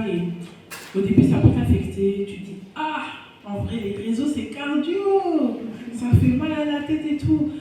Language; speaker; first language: French; native; French